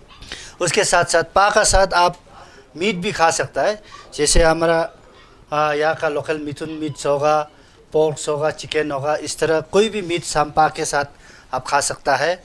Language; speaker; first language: Hindi; non-native, local second language; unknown